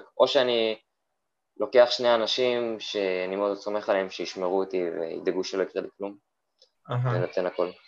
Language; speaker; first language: Hebrew; native; Hebrew